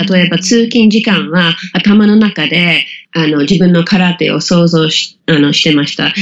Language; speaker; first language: Japanese; non-native, fluent; English